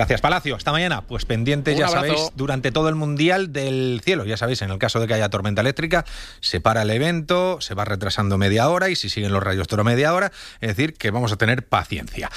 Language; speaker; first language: Spanish; native; Spanish